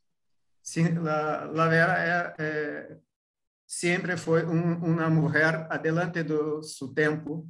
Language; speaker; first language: Portuguese; non-native, fluent; Spanish